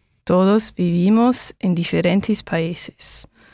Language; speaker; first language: Spanish; non-native, learner; English